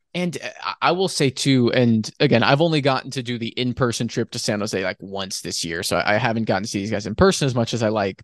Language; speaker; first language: English; native; English